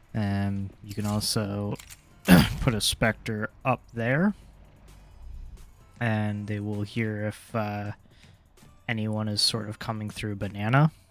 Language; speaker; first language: English; native; English